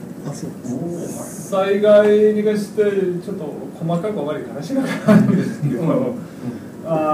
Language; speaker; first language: Japanese; non-native, fluent; Spanish